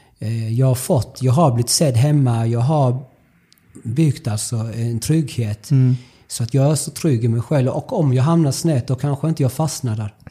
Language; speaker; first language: Swedish; early bilingual, other home language; Spanish